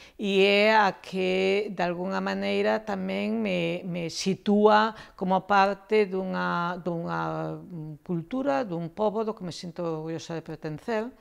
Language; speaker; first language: Galician; non-native, local second language; Spanish